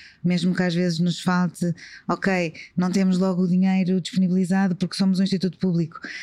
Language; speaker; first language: Portuguese; native; Portuguese